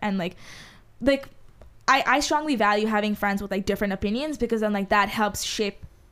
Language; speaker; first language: English; non-native, fluent; Hindi